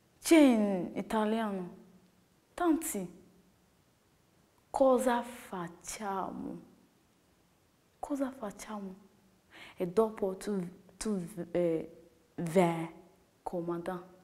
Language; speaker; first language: Italian; non-native, learner; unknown